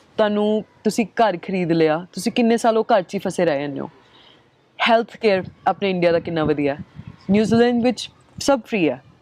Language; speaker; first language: Punjabi; early bilingual, heritage; Punjabi